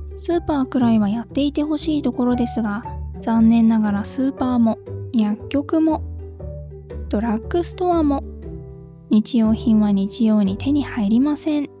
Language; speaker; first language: Japanese; native; Japanese